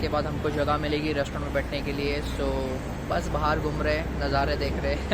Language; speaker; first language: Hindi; non-native, local second language; Marathi